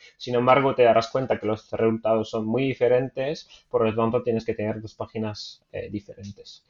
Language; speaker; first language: Spanish; non-native, fluent; French